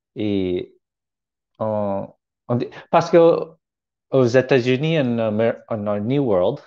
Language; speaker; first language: French; non-native, learner; Cantonese